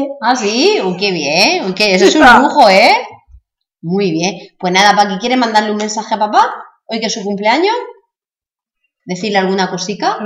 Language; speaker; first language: Spanish; native; Spanish